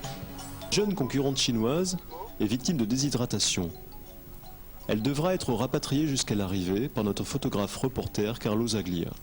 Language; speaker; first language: French; native; French